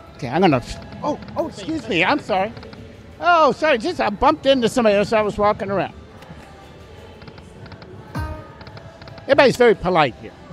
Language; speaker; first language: English; native; English